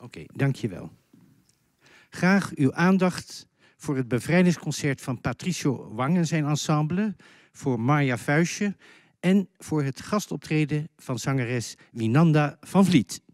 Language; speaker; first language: Dutch; native; Dutch